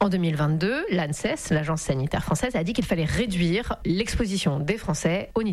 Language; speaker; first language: French; native; French